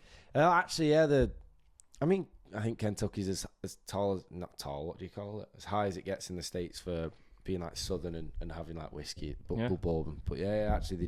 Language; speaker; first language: English; native; English